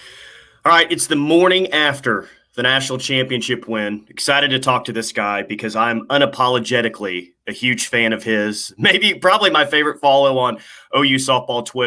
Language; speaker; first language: English; native; English